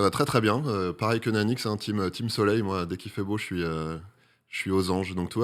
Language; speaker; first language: French; native; French